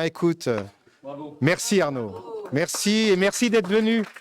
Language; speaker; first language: French; native; French